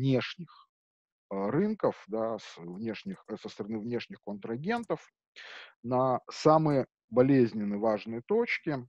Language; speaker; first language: Russian; native; Russian